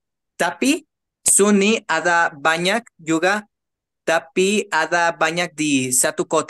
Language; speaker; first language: Indonesian; non-native, learner; Spanish